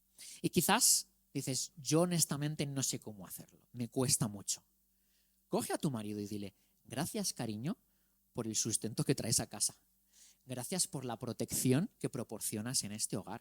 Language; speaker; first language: Spanish; native; Spanish